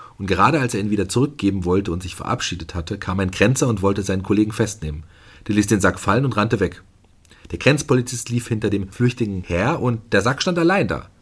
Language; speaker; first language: German; native; German